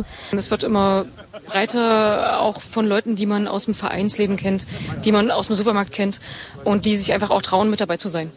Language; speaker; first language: German; native; German